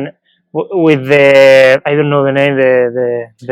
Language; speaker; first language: English; non-native, learner; Spanish